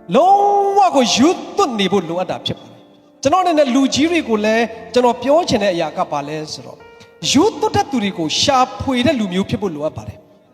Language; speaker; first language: Burmese; non-native, local second language; Tedim Chin